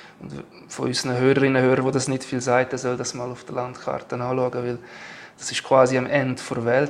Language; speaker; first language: German; native; German